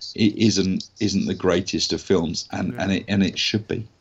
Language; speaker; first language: English; native; English